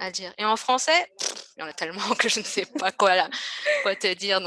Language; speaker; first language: French; native; French